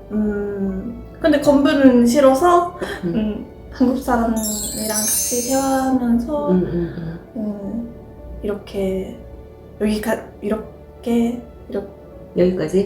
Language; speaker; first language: Korean; non-native, learner; Japanese